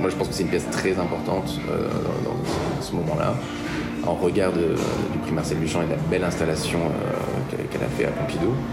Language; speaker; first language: French; native; French